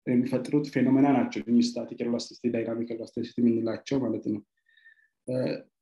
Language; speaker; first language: English; non-native, local second language; Amharic